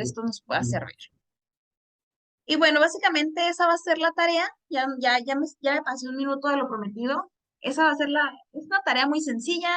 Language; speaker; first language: Spanish; native; Spanish